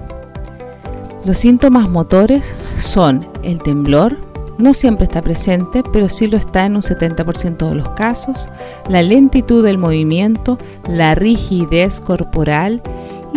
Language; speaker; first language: Spanish; native; Spanish